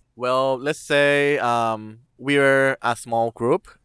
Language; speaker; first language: English; non-native, learner; Thai